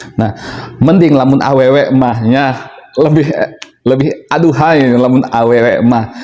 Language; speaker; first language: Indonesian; native; Indonesian